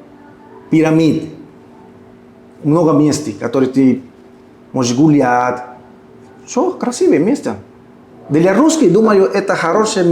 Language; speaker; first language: Russian; non-native, learner; Spanish